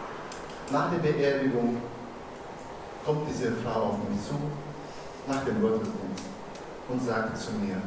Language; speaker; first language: German; non-native, fluent; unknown